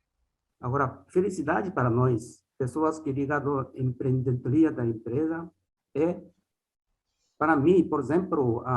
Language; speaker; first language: Portuguese; non-native, fluent; Japanese